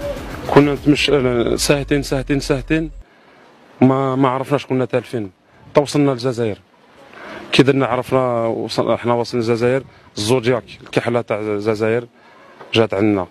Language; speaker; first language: Arabic; early bilingual, heritage; Arabic